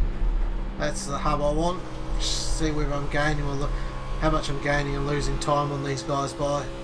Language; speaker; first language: English; native; English